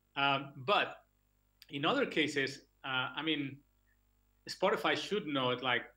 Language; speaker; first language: English; non-native, fluent; Catalan